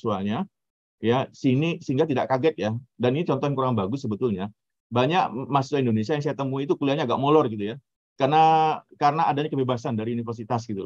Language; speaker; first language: Indonesian; native; Indonesian